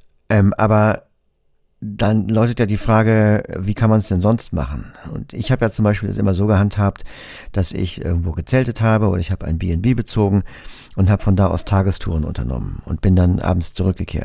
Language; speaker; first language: German; native; German